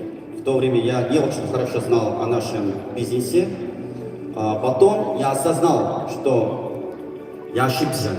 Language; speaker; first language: Russian; non-native, fluent; Korean